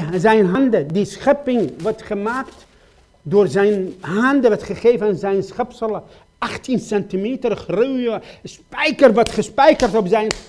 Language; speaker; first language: Dutch; non-native, fluent; Kurdish